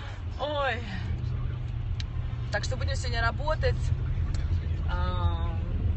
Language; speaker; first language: Russian; native; Russian